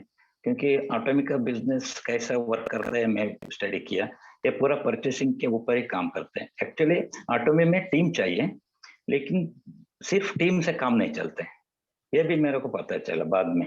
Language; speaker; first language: Hindi; non-native, local second language; Kannada